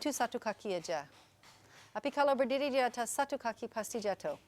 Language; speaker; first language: Indonesian; non-native, fluent; English